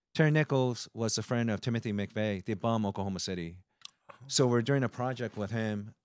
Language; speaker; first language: English; early bilingual, other home language; Japanese